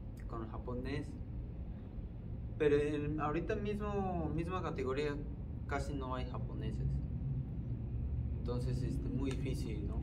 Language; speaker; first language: Spanish; non-native, fluent; Japanese